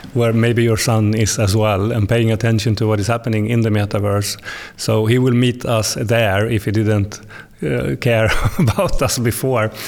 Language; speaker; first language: English; non-native, fluent; Swedish